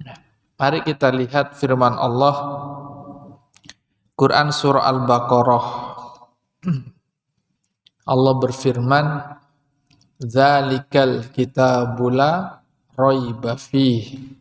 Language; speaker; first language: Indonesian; non-native, local second language; Banjar